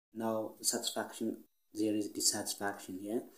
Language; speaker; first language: English; non-native, local second language; Amharic